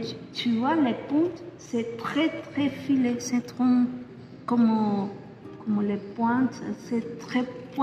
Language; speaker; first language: French; non-native, learner; Spanish